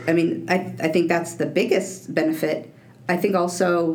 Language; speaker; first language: English; native; English